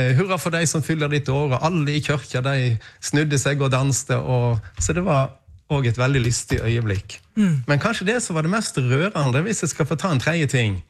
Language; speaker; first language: Norwegian; native; Norwegian